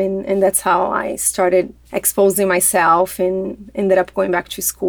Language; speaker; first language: English; non-native, fluent; Portuguese